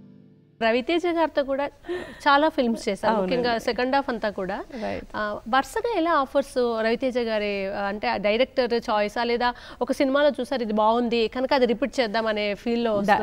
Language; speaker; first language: Telugu; native; Telugu